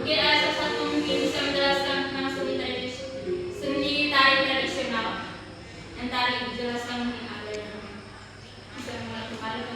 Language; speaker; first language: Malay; non-native, local second language; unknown